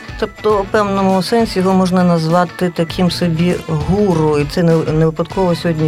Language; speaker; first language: Ukrainian; native; Ukrainian